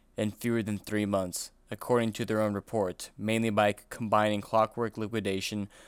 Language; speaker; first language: English; native; English